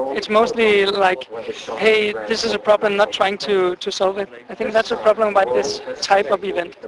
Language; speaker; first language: English; non-native, fluent; Danish